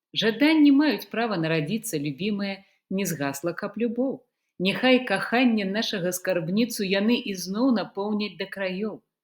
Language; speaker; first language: Belarusian; native; Belarusian